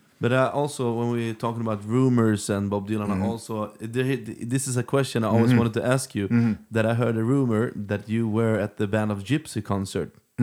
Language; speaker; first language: English; non-native, fluent; Swedish